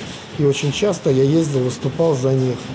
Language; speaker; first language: Russian; native; Russian